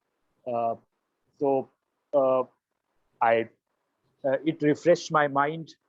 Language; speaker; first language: English; non-native, learner; Hindi